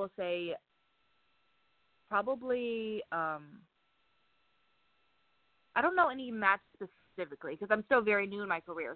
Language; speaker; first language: English; native; English